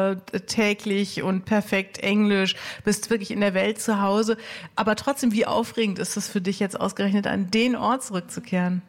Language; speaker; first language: German; native; German